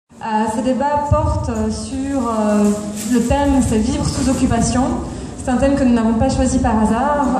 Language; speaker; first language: French; native; French